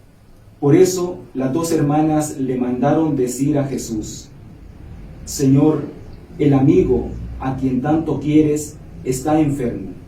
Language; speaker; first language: Spanish; native; Spanish